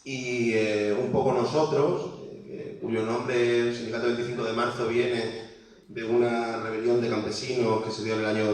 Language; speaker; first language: Spanish; native; Spanish